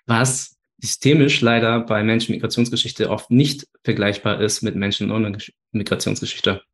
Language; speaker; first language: German; early bilingual, other home language; Turkish